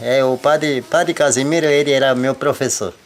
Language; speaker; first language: Portuguese; non-native, local second language; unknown